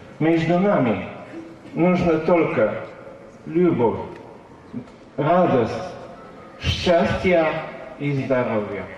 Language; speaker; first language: Russian; non-native, learner; Romanian